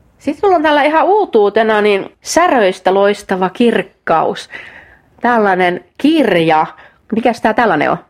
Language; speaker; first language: Finnish; native; Finnish